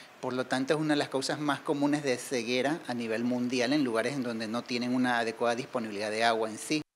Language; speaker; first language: Spanish; native; Spanish